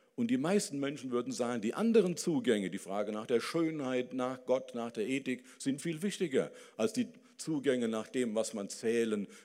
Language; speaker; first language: German; native; German